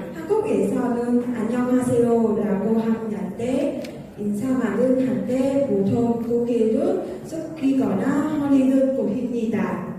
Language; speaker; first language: Korean; non-native, learner; Vietnamese